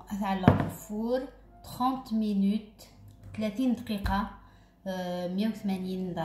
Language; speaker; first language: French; non-native, local second language; Arabic